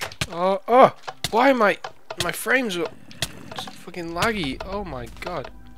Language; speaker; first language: English; native; English